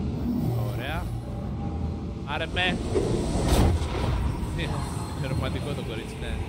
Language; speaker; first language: Greek; native; Greek